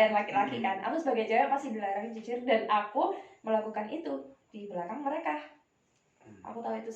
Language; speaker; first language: Indonesian; native; Indonesian